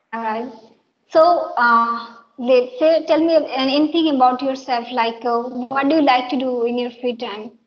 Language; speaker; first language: English; non-native, local second language; Hindi